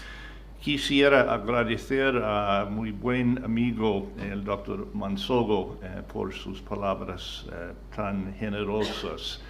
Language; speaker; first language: Spanish; non-native, fluent; English